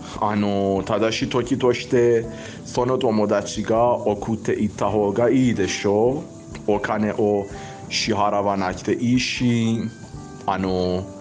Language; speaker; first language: Japanese; non-native, learner; Persian